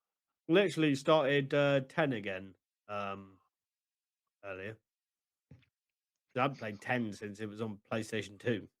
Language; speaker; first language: English; native; English